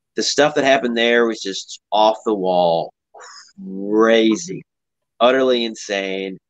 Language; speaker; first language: English; native; English